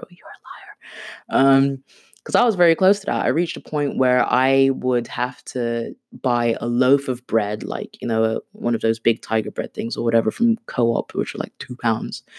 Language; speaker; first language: English; non-native, local second language; Swahili